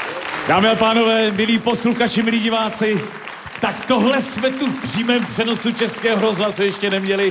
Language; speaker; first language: Czech; native; Czech